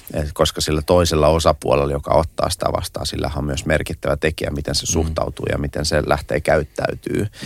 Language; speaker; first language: Finnish; early bilingual, other home language; Russian